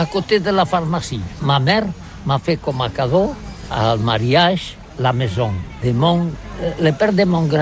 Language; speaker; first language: French; non-native, learner; Catalan